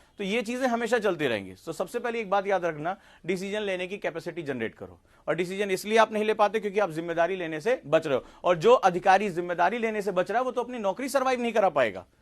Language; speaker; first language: Hindi; native; Hindi